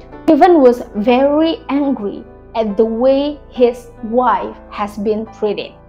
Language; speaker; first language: English; non-native, fluent; Indonesian